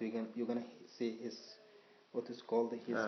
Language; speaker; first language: English; non-native, learner; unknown